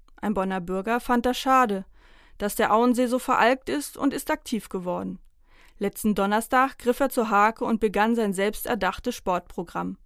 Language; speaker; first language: German; native; German